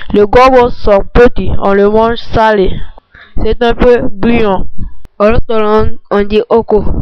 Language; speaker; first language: French; non-native, local second language; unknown